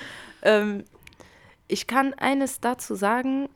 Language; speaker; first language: German; early bilingual, other home language; Kurdish